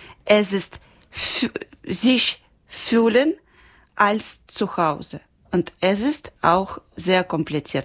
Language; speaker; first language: German; non-native, learner; Ukrainian